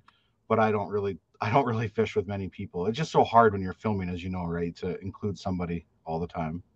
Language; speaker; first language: English; native; English